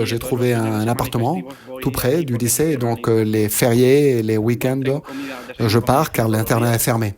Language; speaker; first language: French; non-native, fluent; Spanish